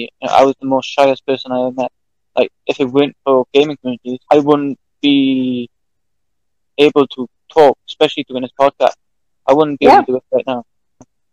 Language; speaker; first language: English; native; English